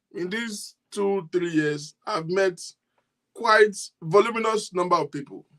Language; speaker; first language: English; non-native, local second language; Yoruba